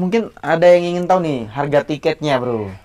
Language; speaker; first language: Indonesian; native; Indonesian